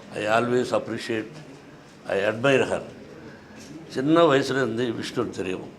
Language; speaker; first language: Tamil; non-native, learner; Telugu